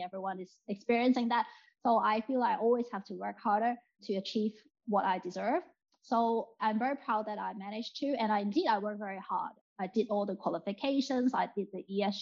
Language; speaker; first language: English; non-native, local second language; Cantonese